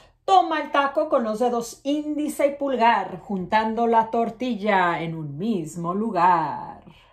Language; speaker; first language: Spanish; early bilingual, other home language; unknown